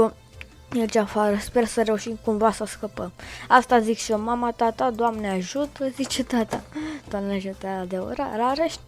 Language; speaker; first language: Romanian; native; Romanian